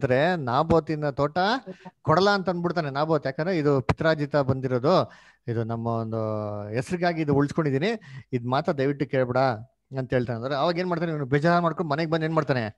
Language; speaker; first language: Kannada; native; Kannada